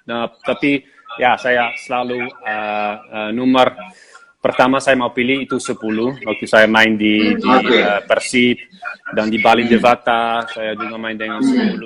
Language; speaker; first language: Indonesian; non-native, fluent; Dutch